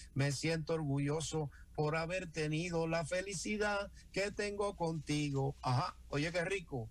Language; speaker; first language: Spanish; native; Spanish